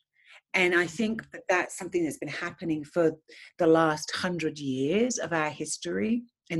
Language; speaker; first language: English; native; English